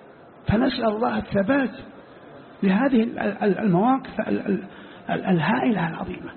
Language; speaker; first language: Arabic; native; Arabic